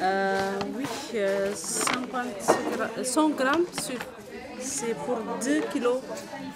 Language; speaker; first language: French; non-native, learner; Amharic